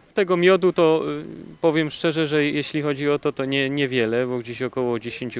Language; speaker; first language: Polish; native; Polish